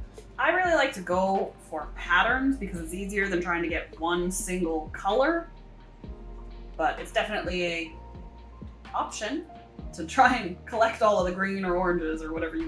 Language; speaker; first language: English; native; English